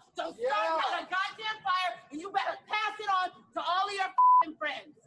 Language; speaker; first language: English; native; English